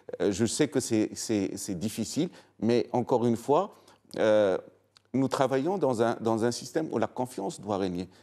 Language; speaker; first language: French; non-native, local second language; Arabic